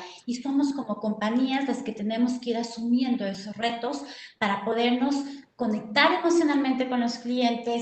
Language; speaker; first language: Spanish; native; Spanish